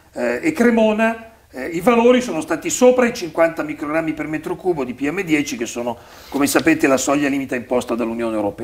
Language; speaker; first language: Italian; native; Italian